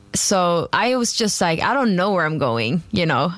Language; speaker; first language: English; non-native, fluent; Swedish